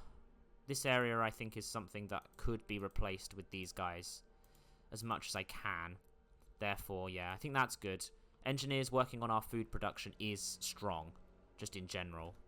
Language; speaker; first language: English; native; English